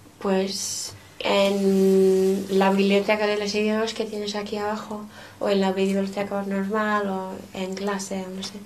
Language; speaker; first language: Spanish; non-native, fluent; English